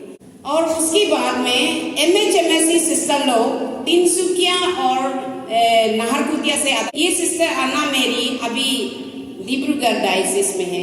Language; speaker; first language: Hindi; non-native, local second language; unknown